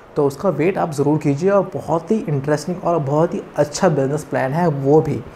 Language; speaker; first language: Hindi; native; Hindi